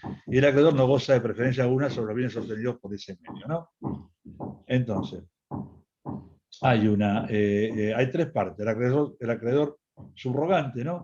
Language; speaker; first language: Spanish; native; Spanish